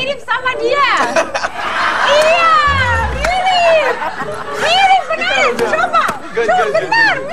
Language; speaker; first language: Indonesian; non-native, fluent; English